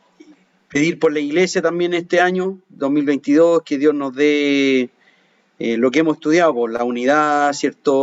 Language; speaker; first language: Spanish; native; Spanish